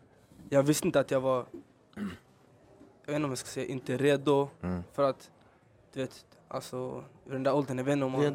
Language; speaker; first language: Swedish; early bilingual, other home language; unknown